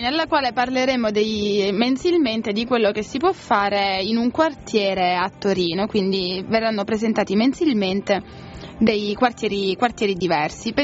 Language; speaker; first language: Italian; native; Italian